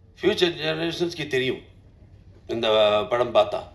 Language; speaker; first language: Tamil; non-native, learner; Telugu